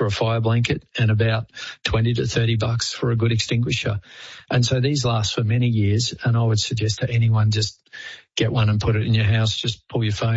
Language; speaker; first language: English; native; English